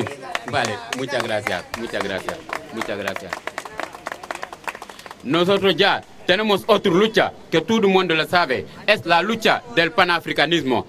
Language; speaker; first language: Spanish; non-native, fluent; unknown